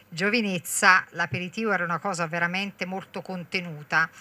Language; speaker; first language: Italian; native; Italian